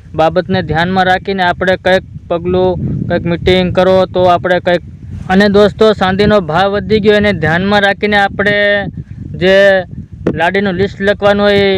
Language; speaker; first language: Gujarati; non-native, local second language; Bhili